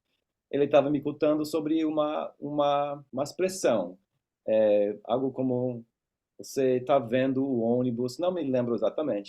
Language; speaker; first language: Portuguese; non-native, fluent; English